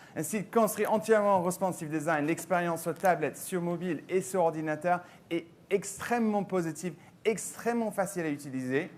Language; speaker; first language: French; non-native, fluent; English